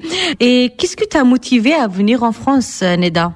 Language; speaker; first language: French; non-native, fluent; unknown